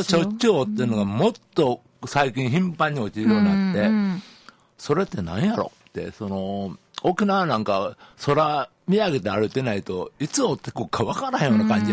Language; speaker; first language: Japanese; native; Japanese